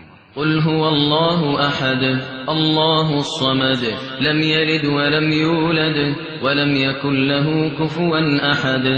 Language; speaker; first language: Arabic; native; Arabic